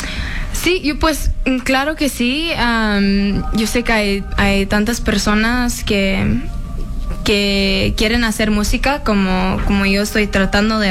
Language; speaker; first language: Spanish; early bilingual, heritage; English